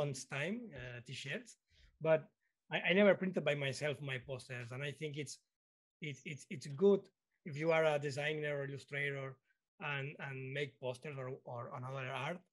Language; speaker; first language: English; non-native, learner; Spanish